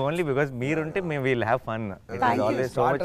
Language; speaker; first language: Telugu; native; Telugu